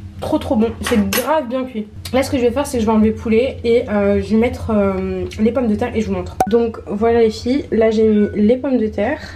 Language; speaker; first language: French; early bilingual, other home language; Arabic